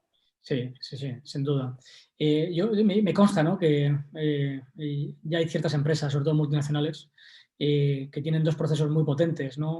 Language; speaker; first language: Spanish; native; Spanish